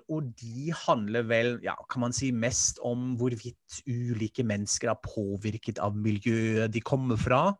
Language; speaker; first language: Norwegian; non-native, fluent; German